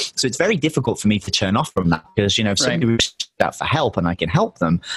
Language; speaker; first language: English; native; English